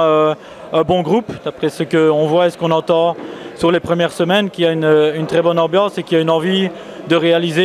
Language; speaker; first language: French; native; French